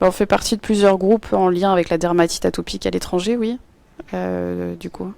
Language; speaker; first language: French; native; French